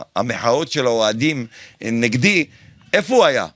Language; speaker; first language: Hebrew; native; Hebrew